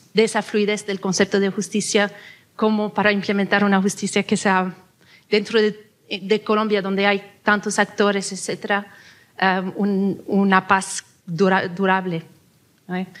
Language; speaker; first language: Spanish; non-native, fluent; English